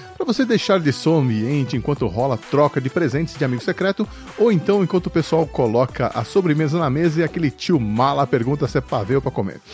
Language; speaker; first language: Portuguese; native; Portuguese